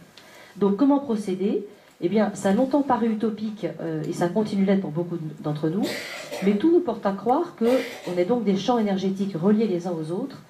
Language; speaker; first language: French; native; French